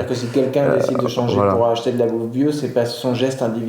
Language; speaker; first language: French; native; French